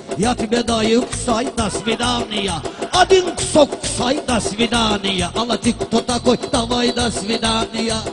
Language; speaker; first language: Russian; non-native, learner; Talysh